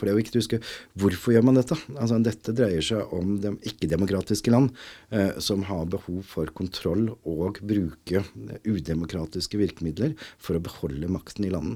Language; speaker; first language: Norwegian; native; Norwegian